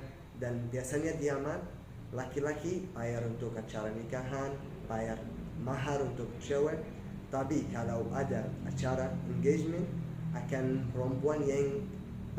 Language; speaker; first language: Indonesian; non-native, learner; Arabic